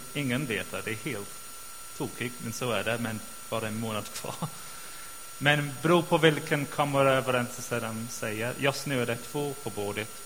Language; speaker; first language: Swedish; non-native, fluent; English